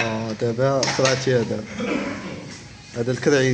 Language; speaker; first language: Arabic; native; Arabic